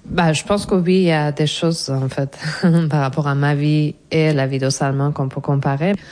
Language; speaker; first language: French; non-native, fluent; Persian